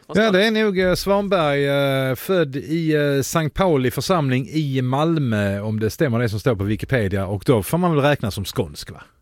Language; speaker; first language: Swedish; native; Swedish